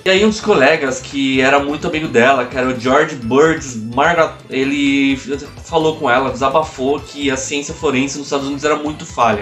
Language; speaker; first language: Portuguese; native; Portuguese